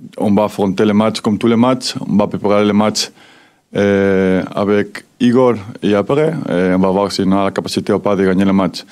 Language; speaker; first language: French; non-native, fluent; Spanish